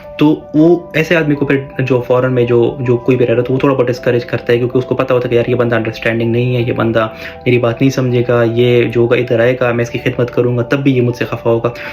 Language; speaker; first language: Urdu; native; Urdu